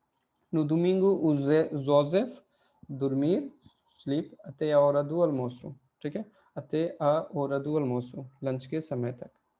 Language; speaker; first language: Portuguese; non-native, fluent; Hindi